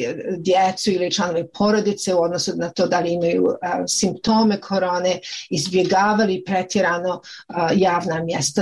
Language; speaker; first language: Serbian; native; Serbian